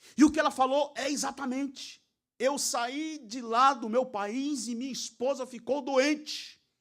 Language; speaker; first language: Portuguese; native; Portuguese